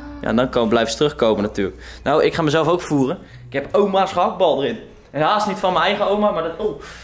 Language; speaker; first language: Dutch; native; Dutch